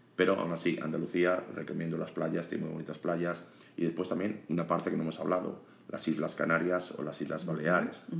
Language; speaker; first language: Spanish; native; Spanish